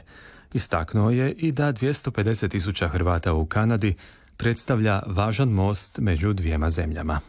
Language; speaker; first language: Serbian; native; Serbian